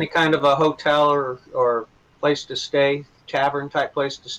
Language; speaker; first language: English; native; English